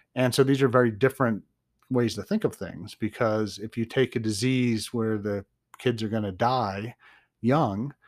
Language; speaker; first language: English; native; English